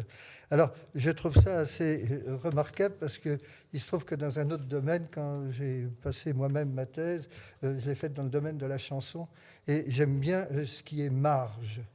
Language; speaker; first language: French; native; French